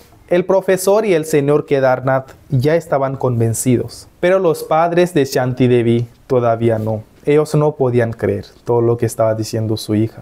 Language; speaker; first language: Spanish; non-native, fluent; Hindi